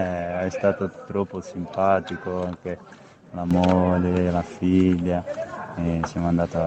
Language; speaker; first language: Italian; non-native, fluent; Portuguese